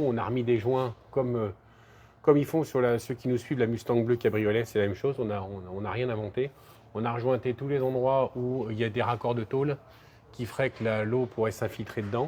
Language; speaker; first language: French; native; French